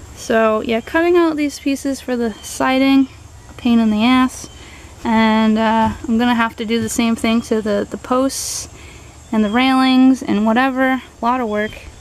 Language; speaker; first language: English; native; English